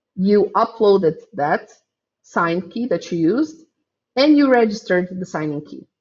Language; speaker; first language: English; non-native, fluent; Croatian